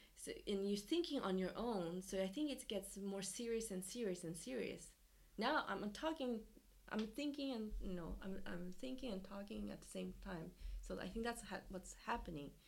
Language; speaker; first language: English; non-native, fluent; Japanese